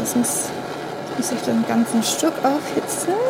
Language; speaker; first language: German; non-native, learner; English